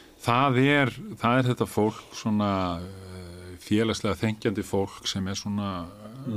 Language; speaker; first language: Icelandic; native; Icelandic